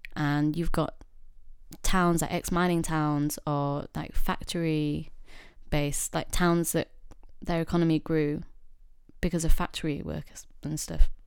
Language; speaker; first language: English; native; English